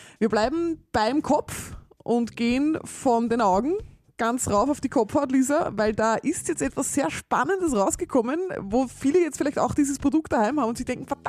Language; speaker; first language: German; native; German